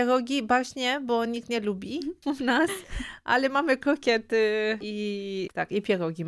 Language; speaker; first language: Polish; non-native, fluent; Romanian